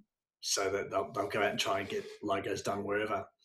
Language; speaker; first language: English; native; English